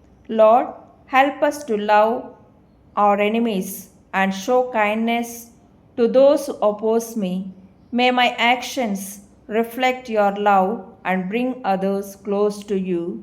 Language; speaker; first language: English; non-native, local second language; Telugu